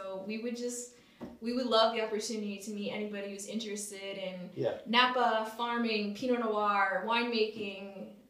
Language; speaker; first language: English; native; English